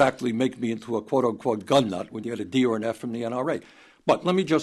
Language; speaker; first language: English; native; English